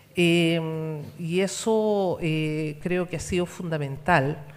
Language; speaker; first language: Spanish; native; Spanish